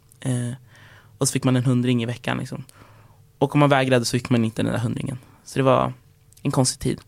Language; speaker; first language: Swedish; early bilingual, other home language; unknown